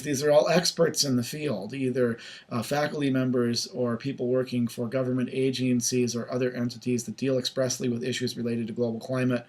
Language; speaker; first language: English; native; English